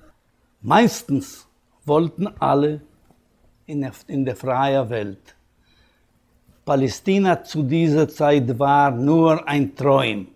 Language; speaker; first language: German; non-native, learner; Yiddish